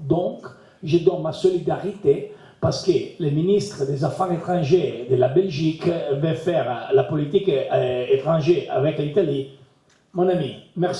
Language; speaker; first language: French; non-native, learner; Italian